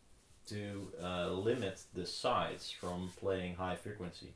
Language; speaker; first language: English; non-native, fluent; Dutch